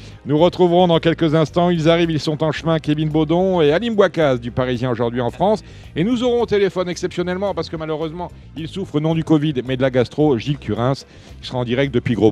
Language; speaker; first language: French; native; French